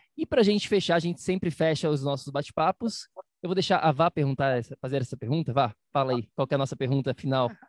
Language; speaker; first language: Portuguese; native; Portuguese